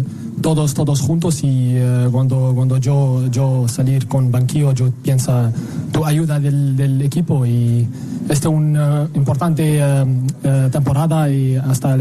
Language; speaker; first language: Spanish; non-native, learner; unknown